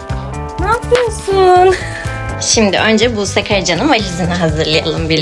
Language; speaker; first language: Turkish; native; Turkish